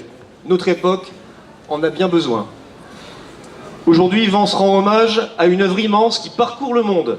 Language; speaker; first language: French; native; French